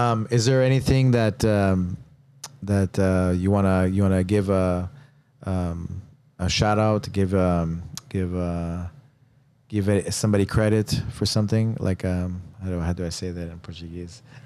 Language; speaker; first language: English; native; English